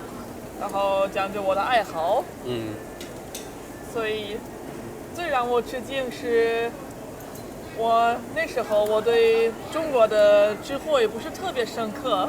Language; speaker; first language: Chinese; non-native, fluent; German